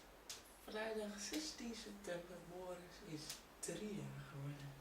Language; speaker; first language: Dutch; native; Dutch